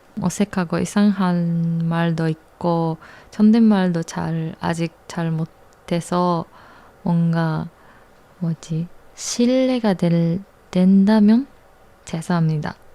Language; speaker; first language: Korean; non-native, learner; Japanese